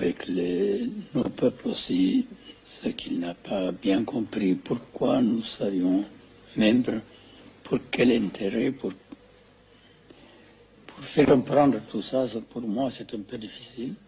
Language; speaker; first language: French; non-native, fluent; Amharic